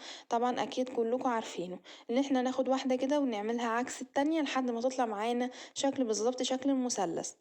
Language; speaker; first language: Arabic; native; Arabic